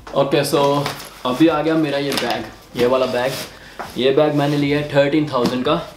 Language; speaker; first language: Hindi; native; Hindi